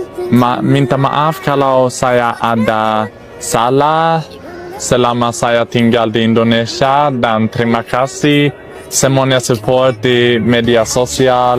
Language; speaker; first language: Indonesian; non-native, fluent; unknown